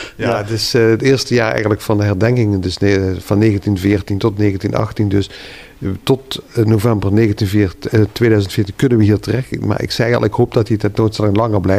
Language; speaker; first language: Dutch; native; Dutch